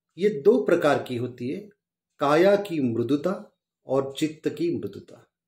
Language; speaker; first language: Hindi; non-native, local second language; Marathi